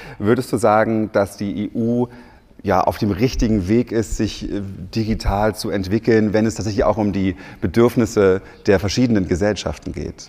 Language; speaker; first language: German; native; German